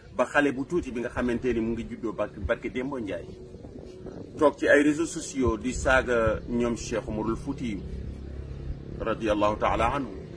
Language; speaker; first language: Wolof; non-native, local second language; Fula